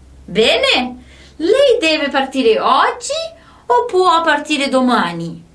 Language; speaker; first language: Italian; non-native, fluent; Portuguese